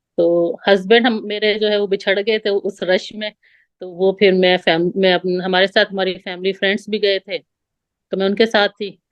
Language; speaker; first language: Urdu; native; Urdu